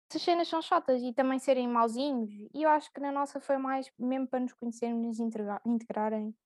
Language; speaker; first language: Portuguese; native; Portuguese